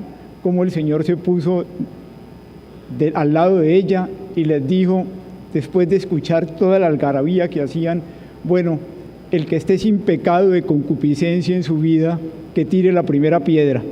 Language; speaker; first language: Spanish; native; Spanish